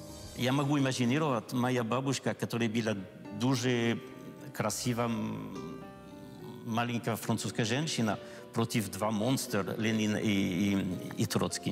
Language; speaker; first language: Ukrainian; non-native, learner; French